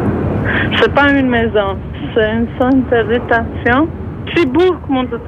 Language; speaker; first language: French; non-native, learner; Albanian